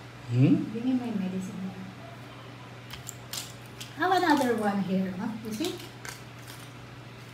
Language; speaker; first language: English; non-native, learner; Filipino